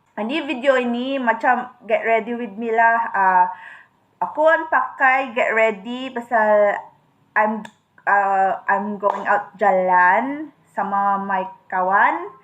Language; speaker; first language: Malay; non-native, learner; Filipino